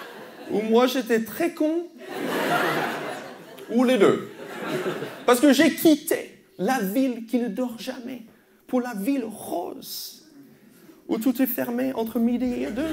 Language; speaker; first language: French; non-native, fluent; English